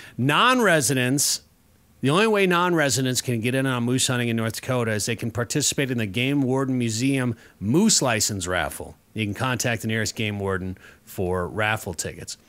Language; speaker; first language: English; native; English